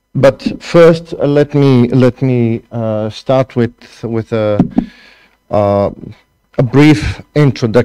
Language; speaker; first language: English; non-native, fluent; Bulgarian